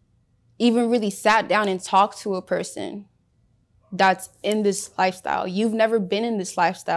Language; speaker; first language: English; early bilingual, other home language; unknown